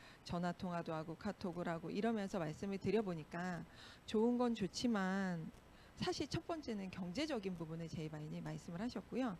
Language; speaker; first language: Korean; native; Korean